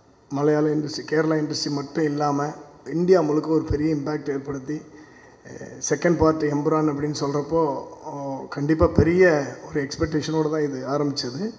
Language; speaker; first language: Tamil; native; Tamil